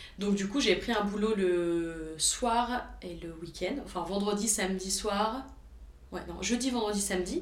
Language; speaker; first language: French; early bilingual, other home language; Romanian